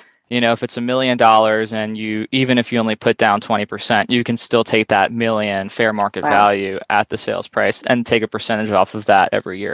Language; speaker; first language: English; native; English